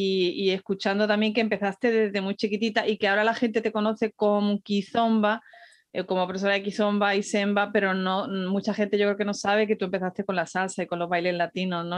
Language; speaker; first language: Spanish; native; Spanish